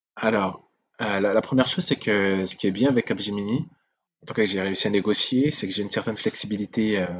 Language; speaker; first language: French; non-native, local second language; Sango